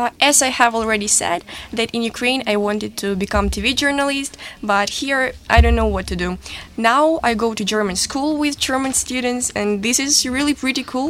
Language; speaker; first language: English; non-native, fluent; Ukrainian